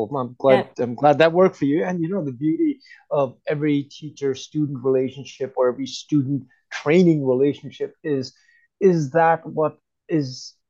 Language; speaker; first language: English; native; English